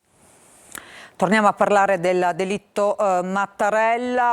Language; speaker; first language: Italian; native; Italian